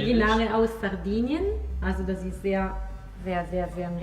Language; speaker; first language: German; non-native, fluent; Italian